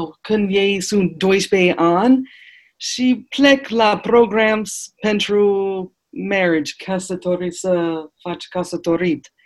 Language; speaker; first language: Romanian; non-native, learner; English